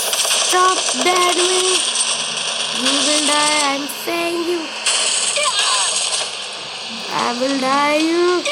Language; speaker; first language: English; non-native, learner; Hindi